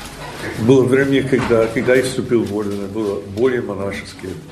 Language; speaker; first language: Russian; non-native, fluent; English